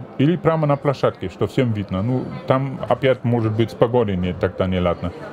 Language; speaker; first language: Russian; non-native, fluent; German